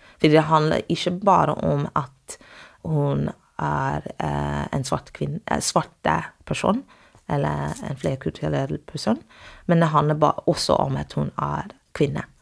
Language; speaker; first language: Norwegian; non-native, fluent; English